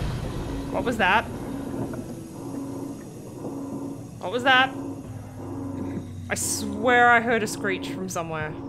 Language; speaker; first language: English; native; English